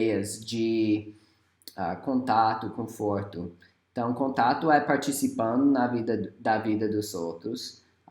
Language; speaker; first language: Portuguese; non-native, fluent; English